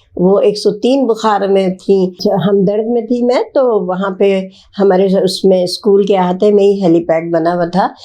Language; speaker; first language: Urdu; native; Urdu